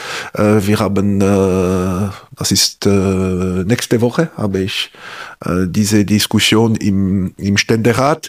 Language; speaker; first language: German; non-native, local second language; French